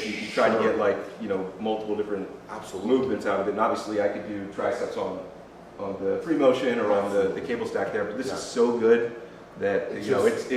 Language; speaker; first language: English; native; English